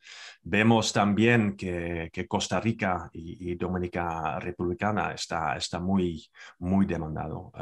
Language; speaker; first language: Spanish; non-native, fluent; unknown